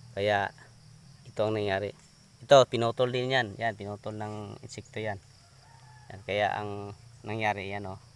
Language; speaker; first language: Filipino; non-native, local second language; Cebuano